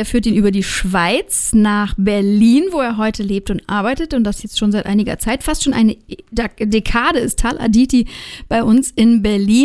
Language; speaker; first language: German; native; German